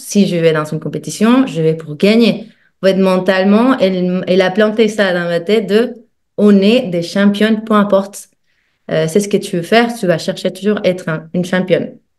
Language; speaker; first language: French; non-native, fluent; Spanish